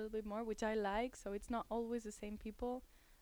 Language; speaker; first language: English; non-native, fluent; Spanish